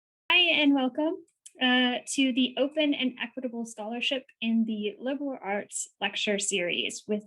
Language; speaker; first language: English; native; English